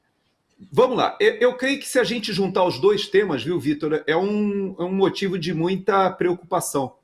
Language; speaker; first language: Portuguese; native; Portuguese